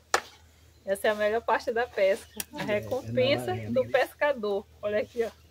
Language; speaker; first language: Portuguese; native; Portuguese